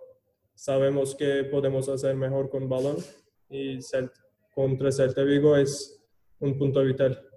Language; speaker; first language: Spanish; non-native, learner; Turkish